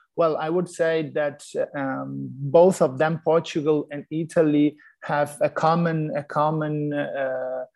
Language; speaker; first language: English; non-native, fluent; Italian